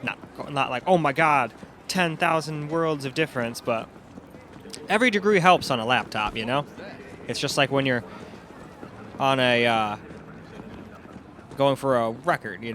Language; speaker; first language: English; native; English